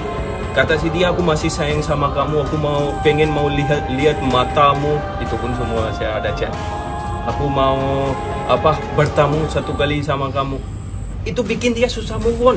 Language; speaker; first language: Indonesian; non-native, fluent; Hindi